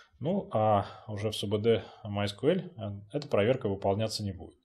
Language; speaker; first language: Russian; native; Russian